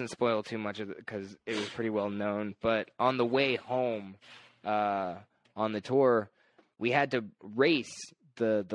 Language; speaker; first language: English; native; English